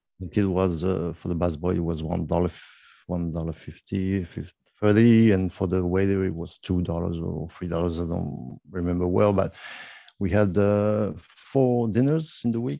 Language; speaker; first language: English; non-native, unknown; French